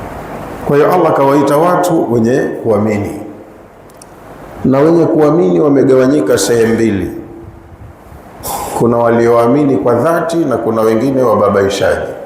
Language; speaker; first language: Swahili; native; Swahili